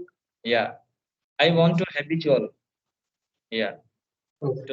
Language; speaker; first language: English; non-native, fluent; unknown